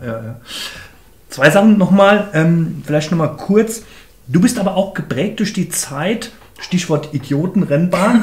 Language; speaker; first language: German; native; German